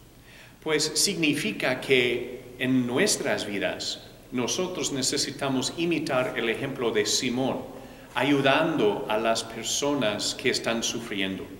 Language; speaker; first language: Spanish; non-native, fluent; English